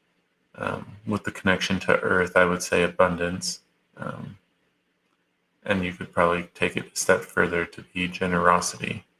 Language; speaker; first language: English; native; English